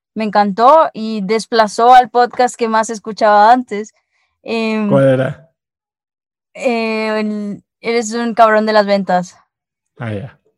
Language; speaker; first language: Spanish; native; Spanish